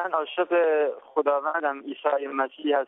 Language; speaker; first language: Persian; native; Persian